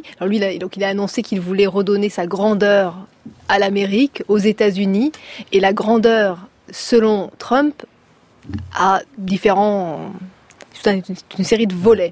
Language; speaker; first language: French; native; French